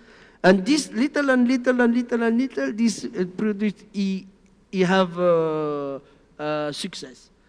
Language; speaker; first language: English; non-native, learner; Spanish